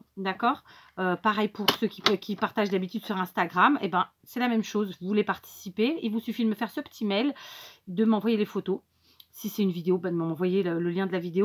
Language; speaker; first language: French; native; French